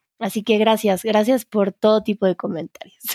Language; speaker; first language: Spanish; native; Spanish